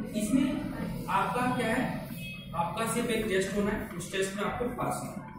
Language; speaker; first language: Hindi; native; Hindi